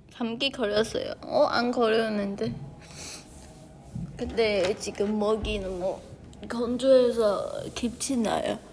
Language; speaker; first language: Korean; non-native, fluent; Chinese